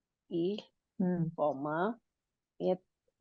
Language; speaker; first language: German; non-native, fluent; Indonesian